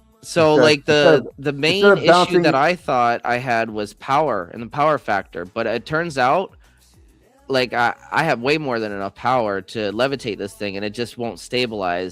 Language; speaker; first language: English; native; English